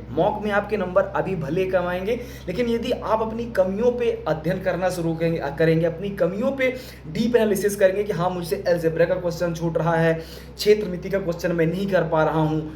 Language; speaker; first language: Hindi; native; Hindi